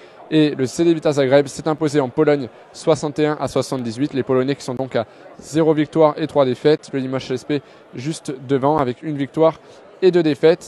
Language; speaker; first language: French; native; French